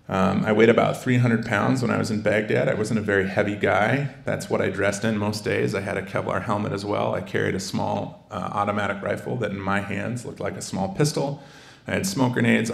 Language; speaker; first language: English; native; English